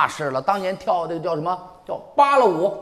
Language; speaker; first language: Chinese; native; Chinese